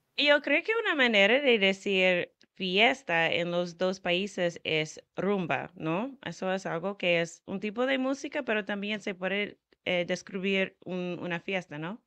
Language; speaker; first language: Spanish; non-native, fluent; English